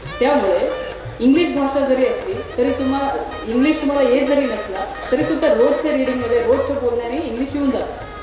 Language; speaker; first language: Marathi; non-native, fluent; Kannada